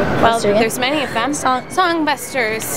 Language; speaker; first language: English; native; English